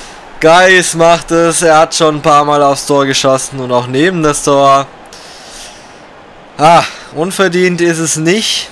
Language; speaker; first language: German; native; German